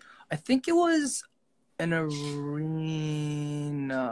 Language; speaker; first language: English; early bilingual, other home language; Korean